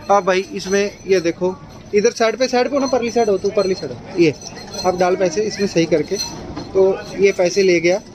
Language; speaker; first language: Hindi; non-native, local second language; Punjabi